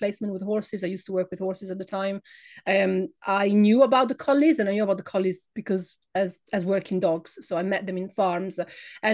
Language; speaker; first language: English; non-native, fluent; Italian